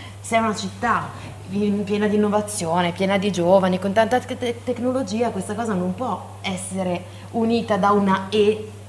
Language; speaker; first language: Italian; native; Italian